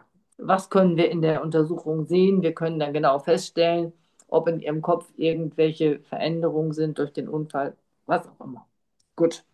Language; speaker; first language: German; native; German